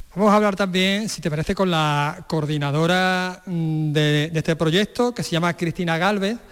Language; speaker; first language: Spanish; native; Spanish